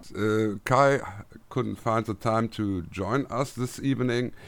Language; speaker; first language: English; non-native, fluent; German